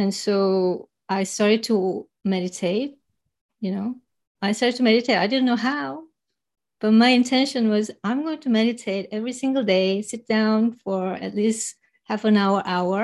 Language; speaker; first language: English; non-native, fluent; Korean